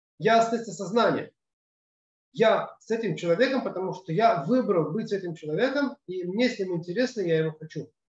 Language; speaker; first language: Russian; early bilingual, other home language; Hebrew